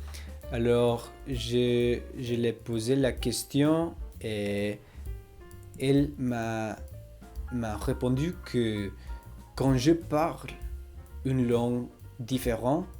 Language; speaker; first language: French; non-native, learner; English